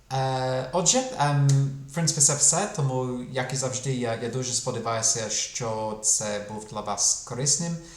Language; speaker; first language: Ukrainian; non-native, fluent; English